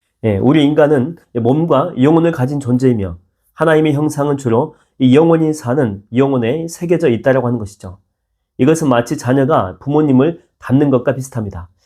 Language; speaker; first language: Korean; native; Korean